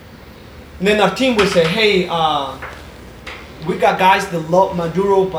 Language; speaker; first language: English; non-native, fluent; Spanish